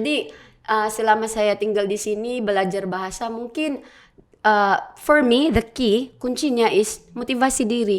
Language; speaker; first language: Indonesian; non-native, learner; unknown